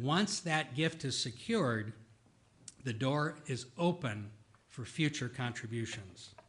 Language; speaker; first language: English; native; English